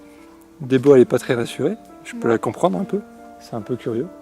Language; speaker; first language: French; native; French